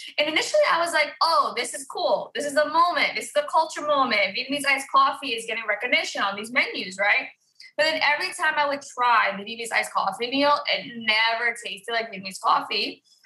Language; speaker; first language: English; early bilingual, other home language; Vietnamese